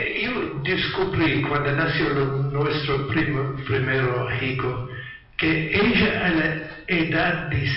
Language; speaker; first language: Spanish; non-native, learner; Italian